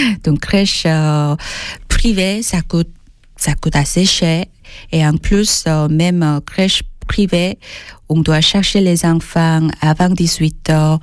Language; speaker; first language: French; non-native, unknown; Korean